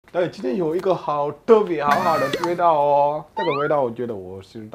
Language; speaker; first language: Chinese; non-native, fluent; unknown